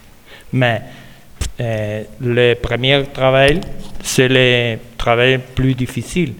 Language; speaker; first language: French; non-native, learner; Spanish